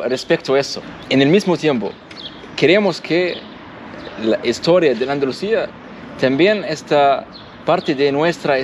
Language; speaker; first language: Spanish; non-native, learner; Arabic